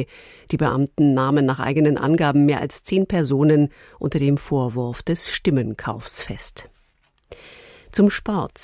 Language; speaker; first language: German; native; German